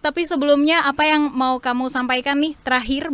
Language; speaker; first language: Indonesian; native; Indonesian